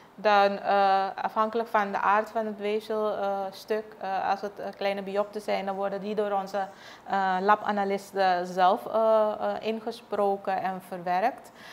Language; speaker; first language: Dutch; native; Dutch